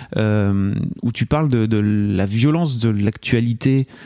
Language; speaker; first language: French; native; French